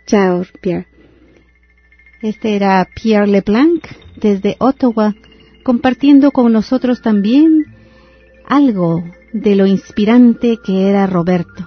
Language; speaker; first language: Spanish; native; Spanish